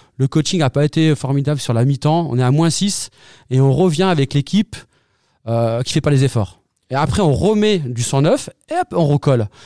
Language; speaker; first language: French; native; French